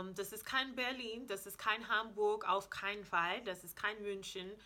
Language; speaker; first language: German; non-native, fluent; English